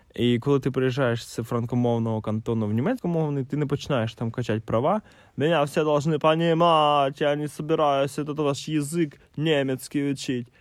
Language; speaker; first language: Ukrainian; non-native, local second language; Russian